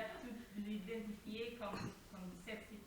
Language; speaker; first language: French; non-native, learner; Portuguese